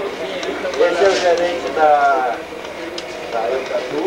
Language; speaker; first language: Portuguese; native; Portuguese